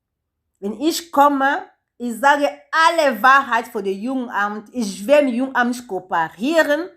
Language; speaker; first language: German; non-native, learner; Lingala